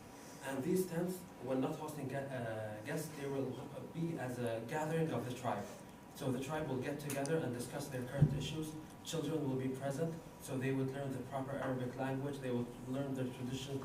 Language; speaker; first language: English; non-native, fluent; Arabic